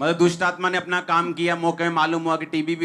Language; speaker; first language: Hindi; native; Hindi